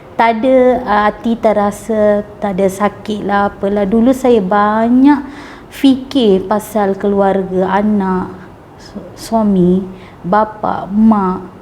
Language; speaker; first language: Malay; non-native, local second language; Tamil